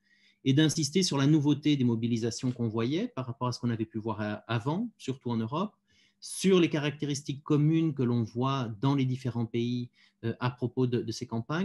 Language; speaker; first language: French; native; French